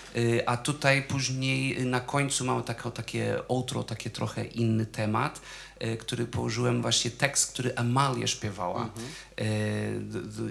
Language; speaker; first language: Polish; non-native, fluent; Portuguese